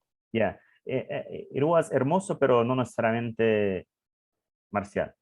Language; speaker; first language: Spanish; non-native, learner; English